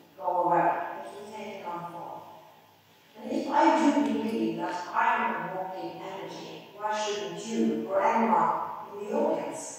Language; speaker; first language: English; non-native, fluent; Norwegian